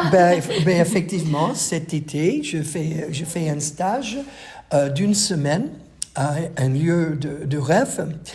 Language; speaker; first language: French; non-native, fluent; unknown